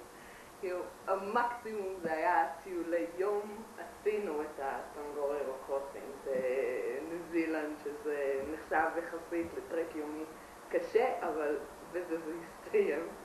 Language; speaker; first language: Hebrew; native; Hebrew